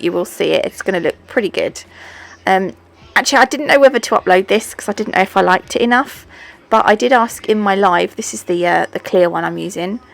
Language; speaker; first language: English; native; English